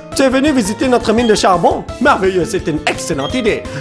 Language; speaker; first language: French; native; French